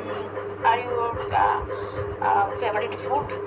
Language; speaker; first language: English; non-native, learner; Bangla